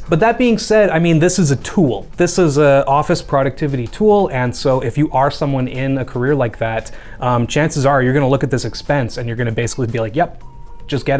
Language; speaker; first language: English; native; English